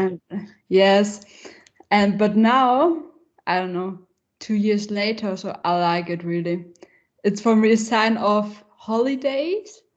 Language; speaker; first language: English; non-native, fluent; German